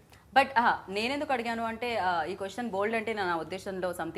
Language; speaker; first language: Telugu; native; Telugu